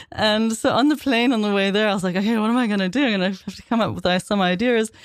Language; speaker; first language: English; native; English